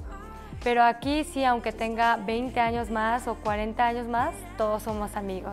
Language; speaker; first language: Spanish; early bilingual, other home language; Korean